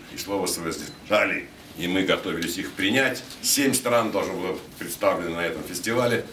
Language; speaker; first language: Russian; native; Russian